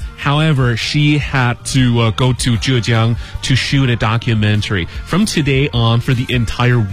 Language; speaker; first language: English; native; English